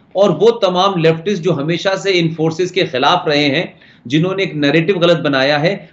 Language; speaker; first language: Hindi; native; Hindi